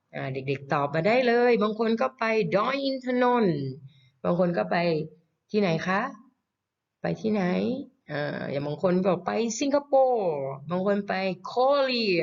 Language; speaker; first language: Thai; native; Thai